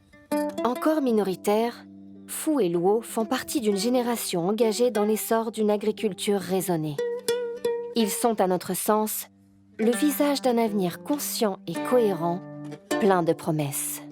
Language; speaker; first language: French; native; French